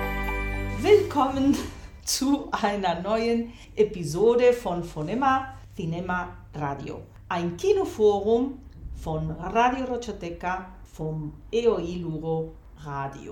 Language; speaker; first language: German; non-native, fluent; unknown